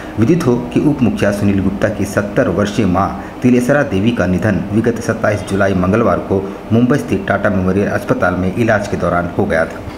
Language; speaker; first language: Hindi; native; Hindi